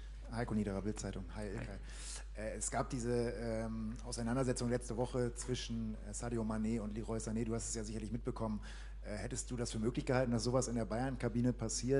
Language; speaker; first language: German; native; German